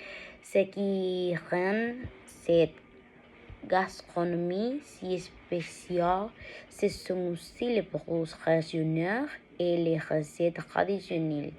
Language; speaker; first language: French; non-native, learner; Spanish